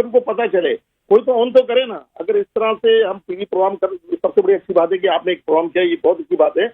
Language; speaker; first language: Urdu; native; Urdu